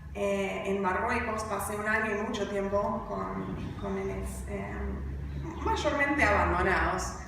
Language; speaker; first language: Spanish; non-native, fluent; English